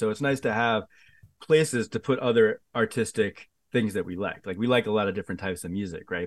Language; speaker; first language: English; native; English